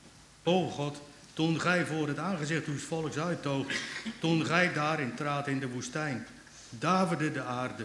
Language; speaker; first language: Dutch; native; Dutch